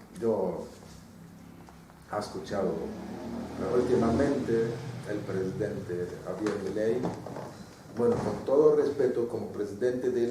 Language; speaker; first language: Spanish; non-native, fluent; Arabic